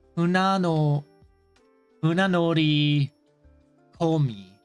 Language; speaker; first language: Japanese; non-native, learner; English